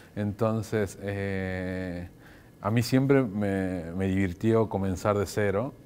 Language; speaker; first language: Spanish; native; Spanish